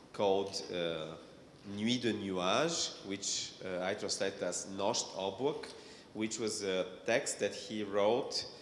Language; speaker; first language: English; non-native, fluent; Bulgarian